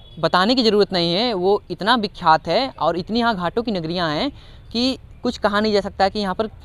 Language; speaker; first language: Hindi; native; Hindi